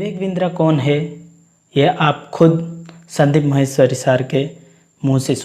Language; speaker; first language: Hindi; non-native, local second language; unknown